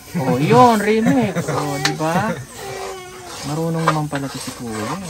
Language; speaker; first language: Filipino; non-native, local second language; Cebuano